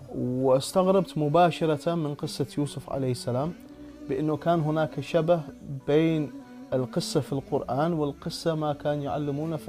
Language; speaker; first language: Arabic; non-native, fluent; English